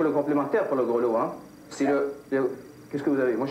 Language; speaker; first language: French; native; French